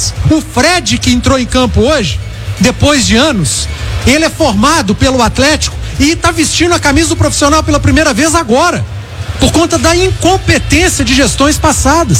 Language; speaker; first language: Portuguese; native; Portuguese